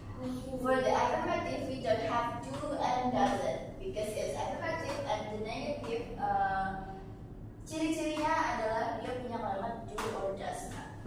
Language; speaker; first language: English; non-native, learner; Indonesian